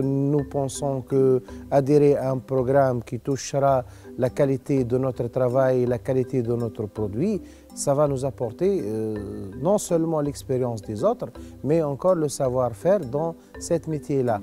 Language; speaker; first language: French; non-native, local second language; Arabic